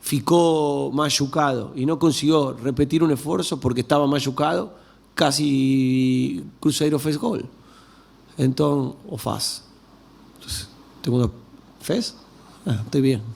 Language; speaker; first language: Portuguese; non-native, learner; Spanish